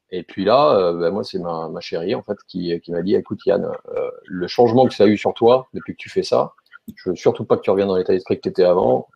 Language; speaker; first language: French; native; French